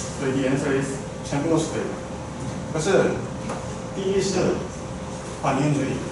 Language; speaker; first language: Chinese; non-native, fluent; Korean